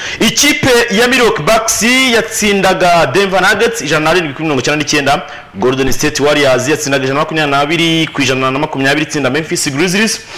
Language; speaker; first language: Kinyarwanda; native; Kinyarwanda